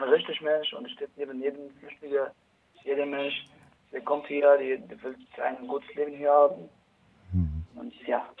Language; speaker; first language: German; non-native, learner; Arabic